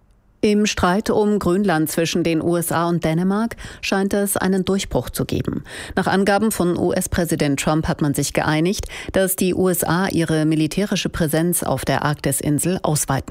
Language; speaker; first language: German; native; German